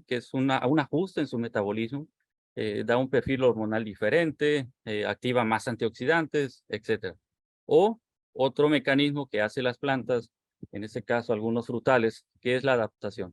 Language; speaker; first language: Spanish; native; Spanish